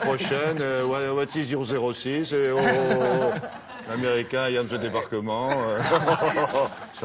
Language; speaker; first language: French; native; French